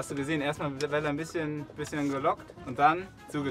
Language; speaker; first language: German; native; German